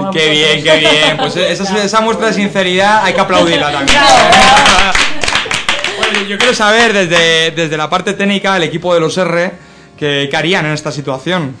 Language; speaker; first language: Spanish; native; Spanish